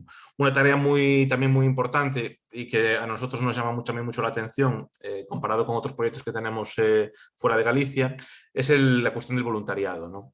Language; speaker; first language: Spanish; native; Spanish